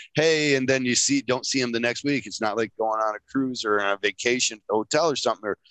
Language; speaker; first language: English; native; English